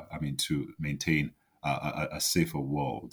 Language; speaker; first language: English; non-native, local second language; Shona